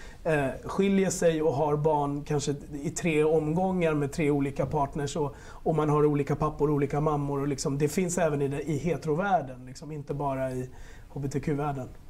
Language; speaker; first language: Swedish; early bilingual, other home language; Spanish